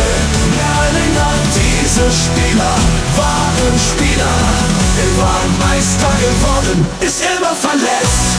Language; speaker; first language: German; non-native, learner; Italian